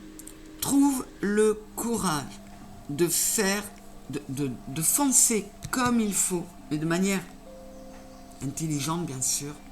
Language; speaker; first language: French; native; French